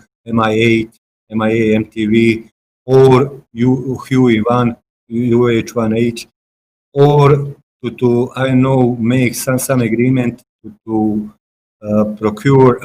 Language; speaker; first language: English; non-native, fluent; Bosnian